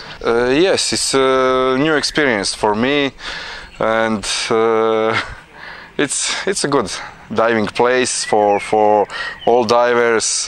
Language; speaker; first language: English; non-native, learner; Croatian